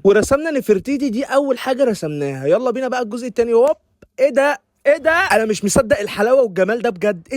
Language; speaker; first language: Arabic; native; Arabic